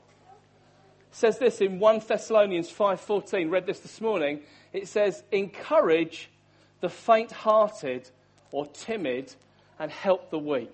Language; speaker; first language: English; native; English